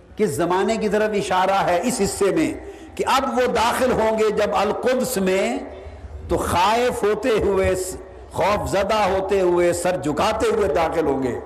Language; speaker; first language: Urdu; non-native, local second language; Punjabi